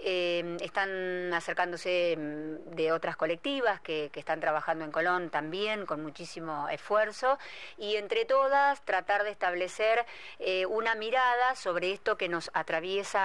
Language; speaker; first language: Spanish; native; Spanish